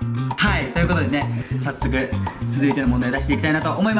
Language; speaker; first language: Japanese; native; Japanese